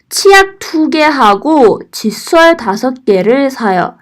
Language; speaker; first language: Korean; non-native, fluent; Persian